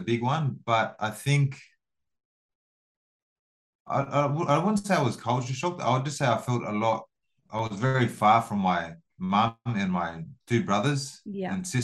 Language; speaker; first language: English; early bilingual, other home language; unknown